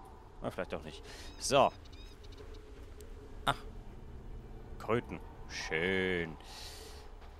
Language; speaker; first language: German; native; German